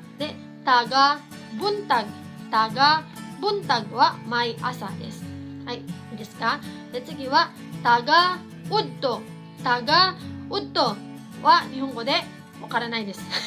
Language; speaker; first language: Japanese; non-native, fluent; Cebuano